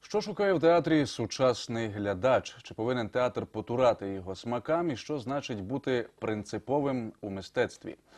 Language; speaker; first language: Ukrainian; native; Ukrainian